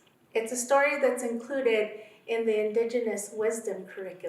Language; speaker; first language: English; native; English